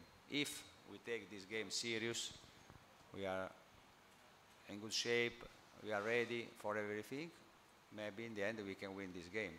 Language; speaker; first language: English; non-native, fluent; Italian